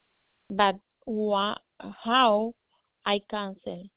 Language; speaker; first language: English; non-native, learner; Spanish